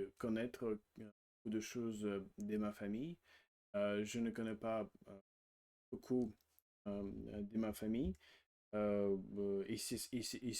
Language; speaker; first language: French; non-native, learner; Russian